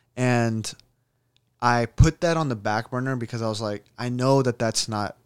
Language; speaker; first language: English; native; English